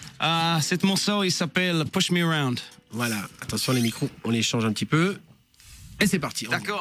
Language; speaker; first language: French; native; French